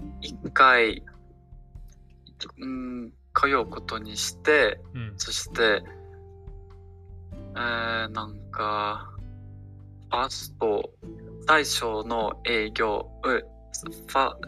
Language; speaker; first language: Japanese; non-native, learner; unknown